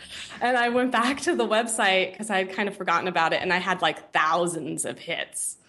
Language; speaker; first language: English; native; English